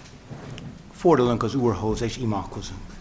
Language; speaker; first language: Hungarian; non-native, fluent; English